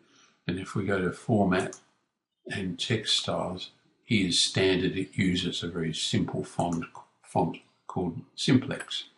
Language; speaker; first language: English; native; English